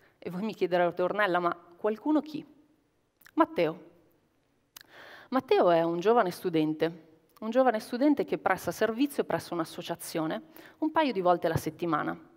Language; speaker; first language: Italian; native; Italian